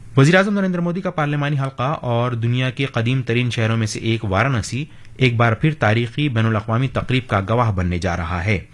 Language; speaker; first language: Urdu; native; Urdu